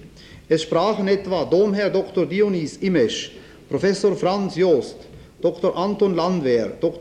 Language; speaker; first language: German; native; German